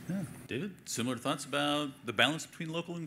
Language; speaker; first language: English; native; English